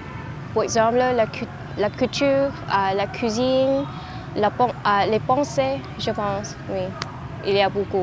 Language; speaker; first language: French; non-native, learner; Vietnamese